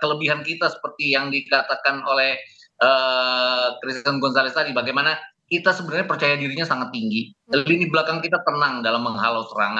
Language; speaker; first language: Indonesian; native; Indonesian